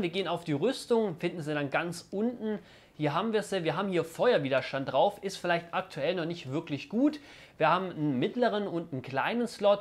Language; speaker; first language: German; native; German